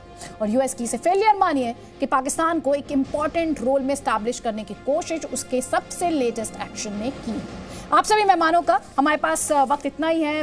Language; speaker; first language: Hindi; native; Hindi